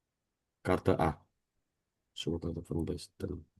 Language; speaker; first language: German; non-native, learner; Indonesian